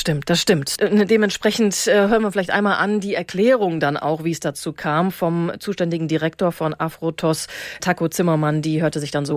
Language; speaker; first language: German; native; German